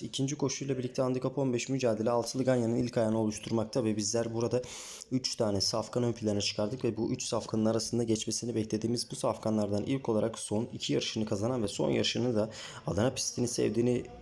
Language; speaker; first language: Turkish; native; Turkish